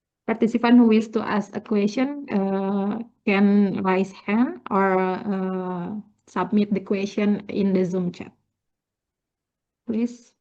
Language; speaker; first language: English; non-native, learner; Indonesian